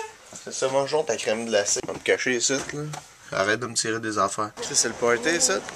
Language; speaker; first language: French; native; French